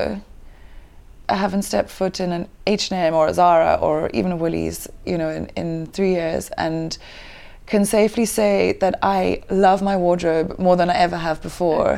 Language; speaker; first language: English; native; English